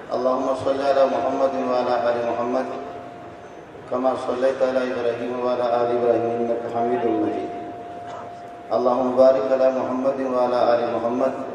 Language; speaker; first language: Urdu; non-native, local second language; Brahui